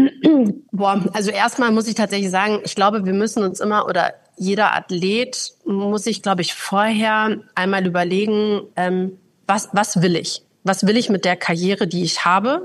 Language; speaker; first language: German; native; German